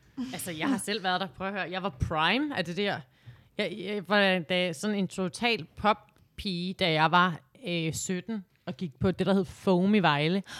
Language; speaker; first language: Danish; native; Danish